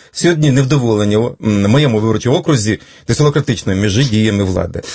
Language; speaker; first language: Ukrainian; native; Ukrainian